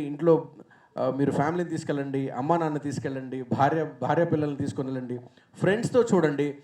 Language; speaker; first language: Telugu; native; Telugu